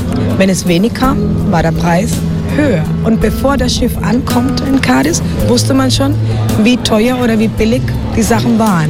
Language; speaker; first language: German; non-native, fluent; Spanish